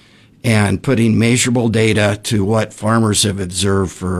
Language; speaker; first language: English; native; English